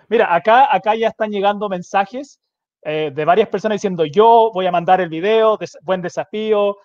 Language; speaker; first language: Spanish; native; Spanish